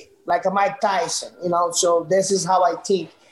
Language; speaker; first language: English; non-native, learner; Portuguese